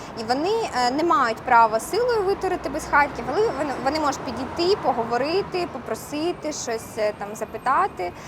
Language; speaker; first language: Ukrainian; non-native, local second language; Russian